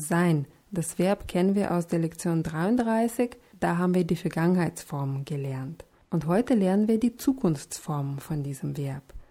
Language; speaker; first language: German; non-native, fluent; Russian